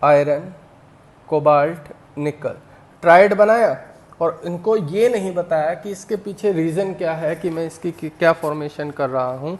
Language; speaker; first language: Hindi; native; Hindi